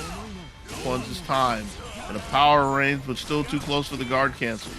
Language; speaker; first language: English; native; English